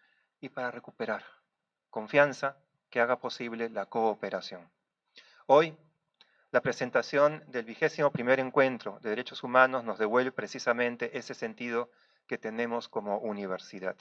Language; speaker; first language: Spanish; native; Spanish